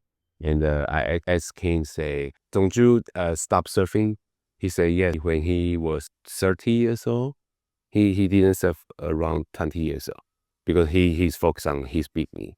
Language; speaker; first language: English; non-native, learner; Chinese